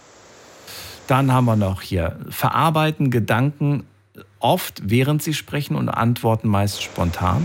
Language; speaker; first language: German; native; German